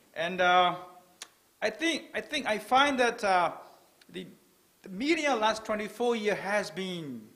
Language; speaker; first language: English; non-native, fluent; Burmese